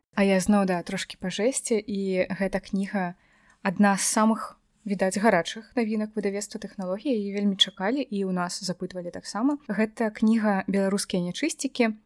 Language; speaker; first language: Belarusian; non-native, local second language; Russian